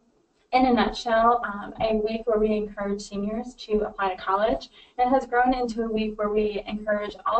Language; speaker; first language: English; native; English